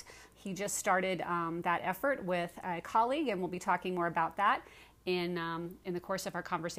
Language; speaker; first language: English; native; English